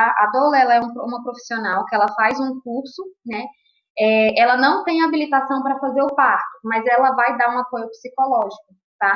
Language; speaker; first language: Portuguese; native; Portuguese